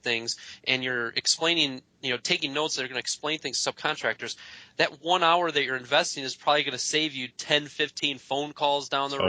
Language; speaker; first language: English; native; English